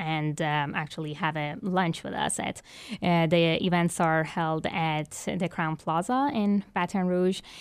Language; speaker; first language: English; non-native, fluent; Persian